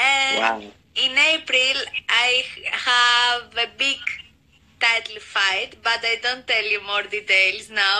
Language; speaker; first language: English; non-native, learner; Greek